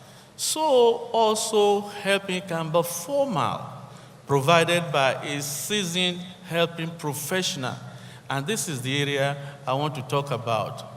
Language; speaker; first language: English; non-native, local second language; Yoruba